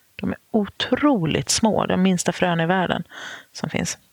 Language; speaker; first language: Swedish; native; Swedish